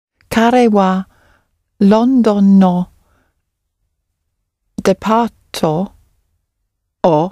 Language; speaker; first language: Japanese; non-native, learner; English